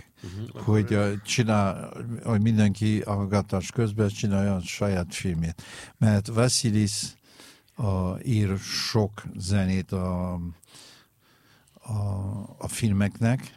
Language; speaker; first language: Hungarian; non-native, fluent; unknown